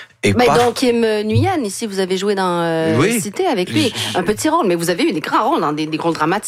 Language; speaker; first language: French; native; French